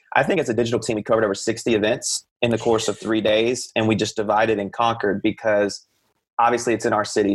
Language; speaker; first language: English; native; English